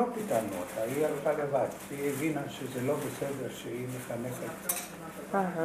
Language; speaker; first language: Hebrew; non-native, fluent; Hungarian